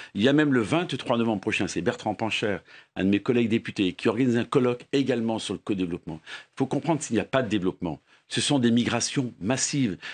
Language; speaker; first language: French; native; French